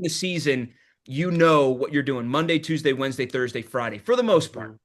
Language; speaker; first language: English; native; English